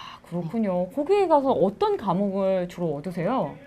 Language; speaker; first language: Korean; native; Korean